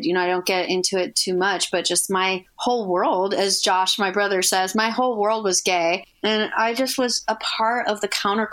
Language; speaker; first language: English; native; English